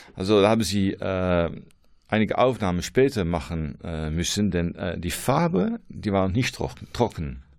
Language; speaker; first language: German; non-native, learner; Dutch